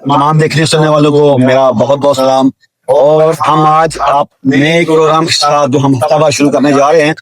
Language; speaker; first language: Urdu; native; Urdu